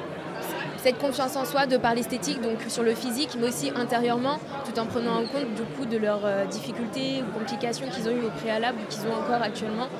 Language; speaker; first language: French; native; French